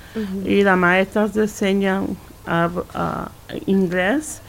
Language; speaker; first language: Spanish; non-native, learner; English